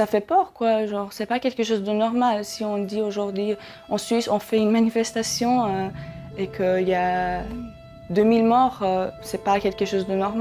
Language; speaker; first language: French; non-native, fluent; Persian